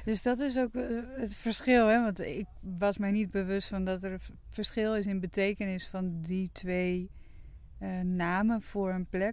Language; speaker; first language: Dutch; non-native, local second language; Western Frisian